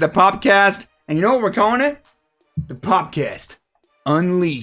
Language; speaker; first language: English; native; English